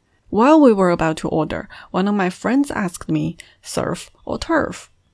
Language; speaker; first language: English; non-native, fluent; Chinese